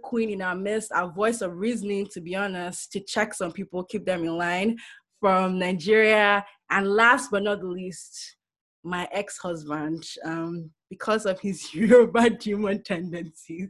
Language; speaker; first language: English; non-native, local second language; Yoruba